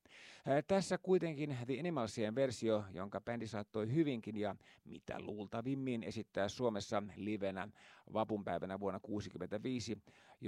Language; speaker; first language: Finnish; native; Finnish